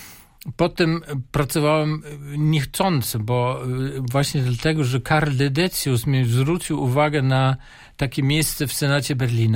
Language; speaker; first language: Polish; non-native, fluent; German